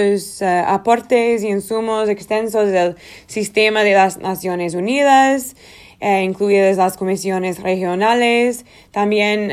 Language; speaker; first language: Spanish; non-native, learner; Portuguese